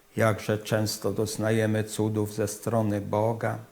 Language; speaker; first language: Polish; native; Polish